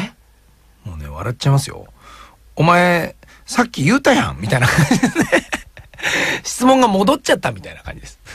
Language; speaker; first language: Japanese; native; Japanese